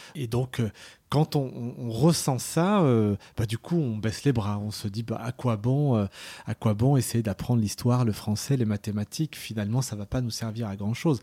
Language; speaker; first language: French; early bilingual, other home language; Arabic